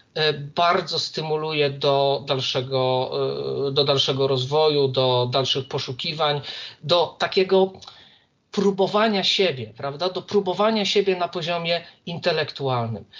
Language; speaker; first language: Polish; native; Polish